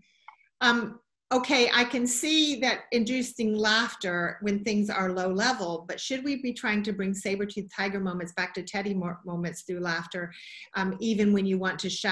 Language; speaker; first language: English; native; English